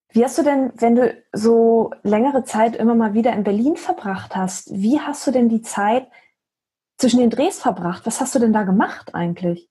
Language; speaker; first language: German; native; German